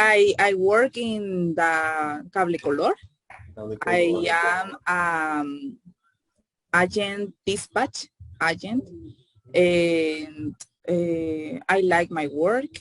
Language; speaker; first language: English; non-native, learner; Spanish